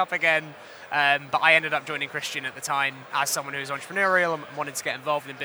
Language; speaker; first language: English; native; English